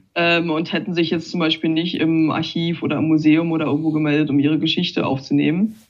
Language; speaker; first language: German; native; German